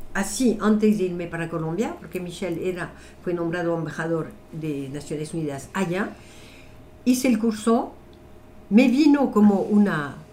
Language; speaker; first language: Spanish; non-native, fluent; French